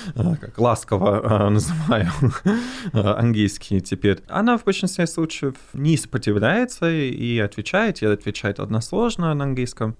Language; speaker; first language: Russian; non-native, fluent; English